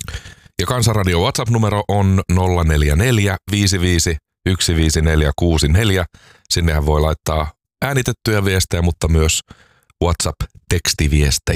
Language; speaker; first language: Finnish; native; Finnish